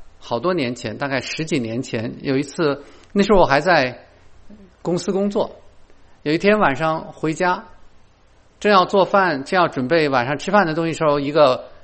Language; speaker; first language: Chinese; native; Chinese